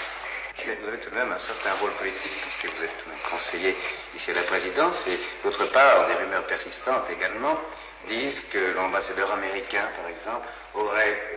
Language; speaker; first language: French; native; French